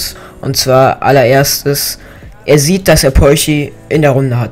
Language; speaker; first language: German; native; German